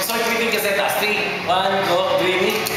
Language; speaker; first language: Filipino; native; Filipino